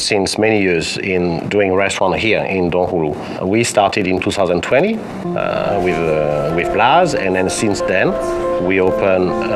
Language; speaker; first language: English; non-native, fluent; French